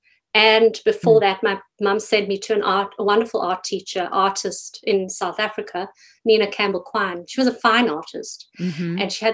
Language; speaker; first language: English; native; English